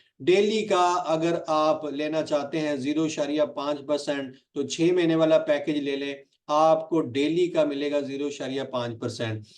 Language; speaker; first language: Urdu; non-native, local second language; Punjabi